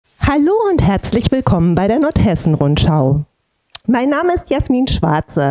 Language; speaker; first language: German; native; German